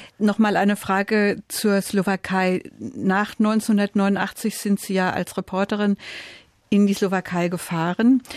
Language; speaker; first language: German; native; German